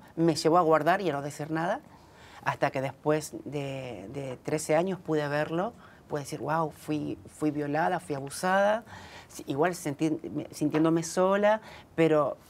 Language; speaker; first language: Spanish; native; Spanish